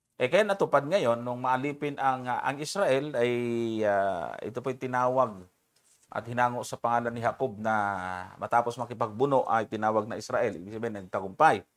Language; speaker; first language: Filipino; native; Filipino